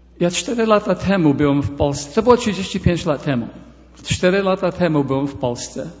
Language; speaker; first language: Polish; early bilingual, heritage; Polish